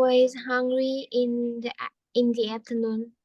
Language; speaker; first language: English; non-native, learner; Vietnamese